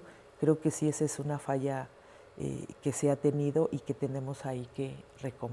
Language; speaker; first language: Spanish; native; Spanish